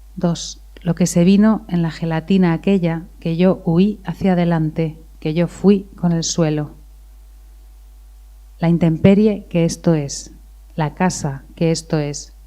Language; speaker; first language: Spanish; native; Spanish